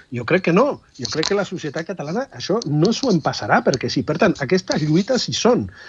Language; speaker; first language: Catalan; non-native, fluent; Spanish